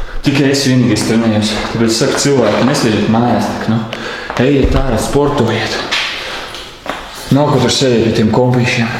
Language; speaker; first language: Latvian; native; Latvian